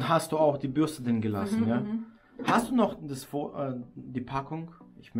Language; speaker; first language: German; native; German